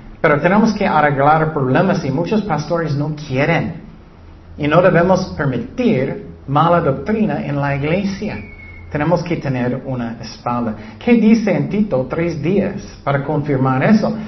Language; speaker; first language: Spanish; non-native, learner; English